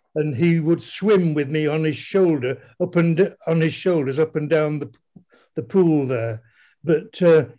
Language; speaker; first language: English; native; English